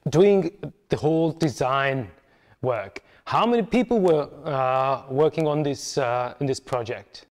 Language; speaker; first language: English; non-native, fluent; Hungarian